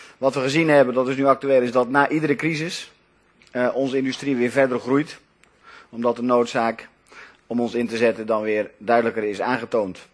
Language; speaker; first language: Dutch; native; Dutch